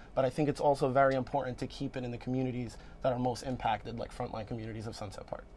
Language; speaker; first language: English; native; English